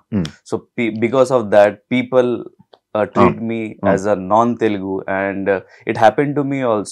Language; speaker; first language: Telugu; non-native, local second language; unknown